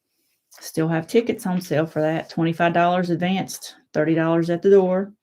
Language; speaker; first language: English; native; English